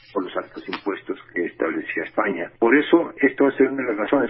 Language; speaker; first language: Spanish; native; Spanish